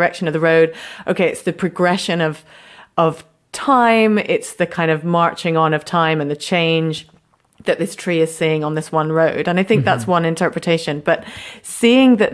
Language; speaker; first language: English; native; English